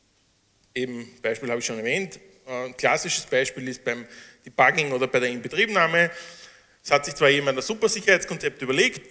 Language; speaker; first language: German; native; German